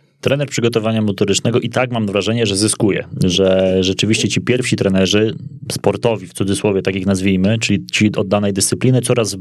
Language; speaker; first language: Polish; native; Polish